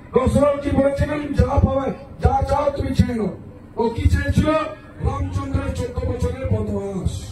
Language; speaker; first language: Bangla; non-native, local second language; Hindi